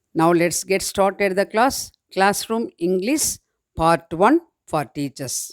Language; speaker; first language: English; non-native, local second language; Tamil